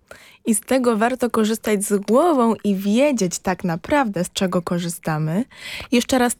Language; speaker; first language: Polish; native; Polish